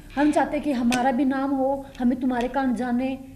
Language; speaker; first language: Hindi; native; Hindi